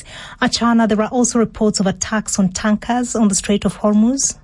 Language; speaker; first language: English; native; English